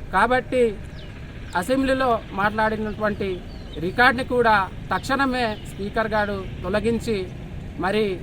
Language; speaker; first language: Telugu; non-native, local second language; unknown